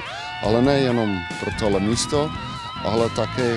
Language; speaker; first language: Czech; non-native, fluent; Dutch